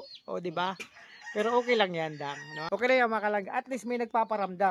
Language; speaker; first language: Filipino; native; Filipino